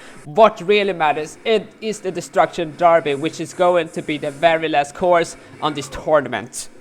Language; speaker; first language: English; non-native, fluent; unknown